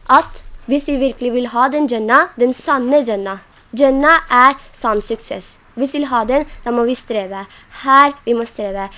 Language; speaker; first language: Norwegian; non-native, local second language; Urdu